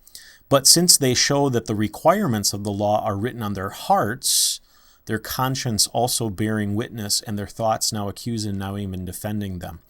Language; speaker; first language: English; native; English